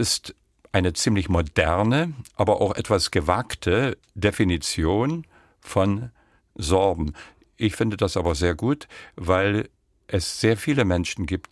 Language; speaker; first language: German; non-native, local second language; Upper Sorbian